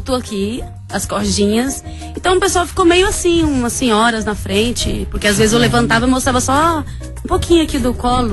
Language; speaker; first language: Portuguese; native; Portuguese